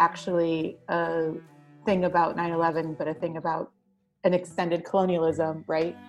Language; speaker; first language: English; native; English